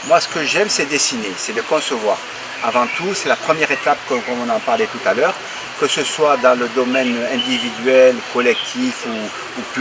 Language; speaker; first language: French; native; French